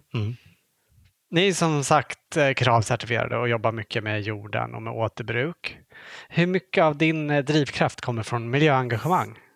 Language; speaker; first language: Swedish; native; Swedish